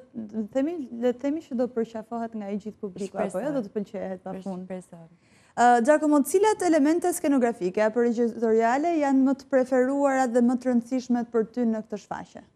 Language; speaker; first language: Albanian; native; Albanian